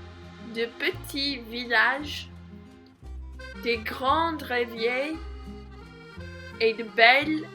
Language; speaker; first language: French; non-native, learner; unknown